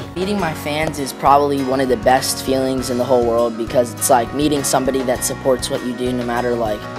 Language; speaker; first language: English; native; English